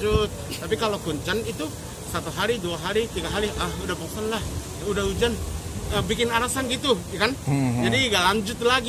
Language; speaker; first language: Indonesian; non-native, fluent; Japanese